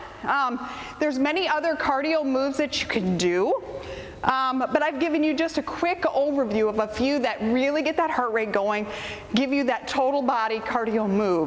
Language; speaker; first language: English; native; English